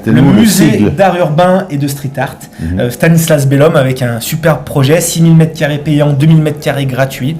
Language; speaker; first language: French; native; French